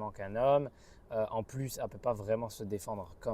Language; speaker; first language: French; native; French